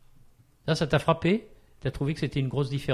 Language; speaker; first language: French; native; French